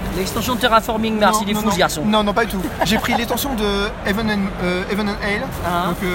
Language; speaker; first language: French; native; French